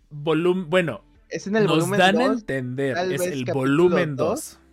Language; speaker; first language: Spanish; native; Spanish